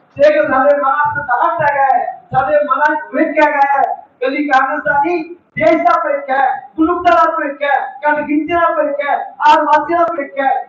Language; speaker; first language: Hindi; non-native, local second language; Punjabi